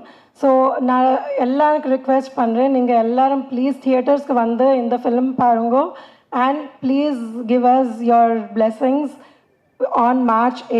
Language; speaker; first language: Tamil; non-native, learner; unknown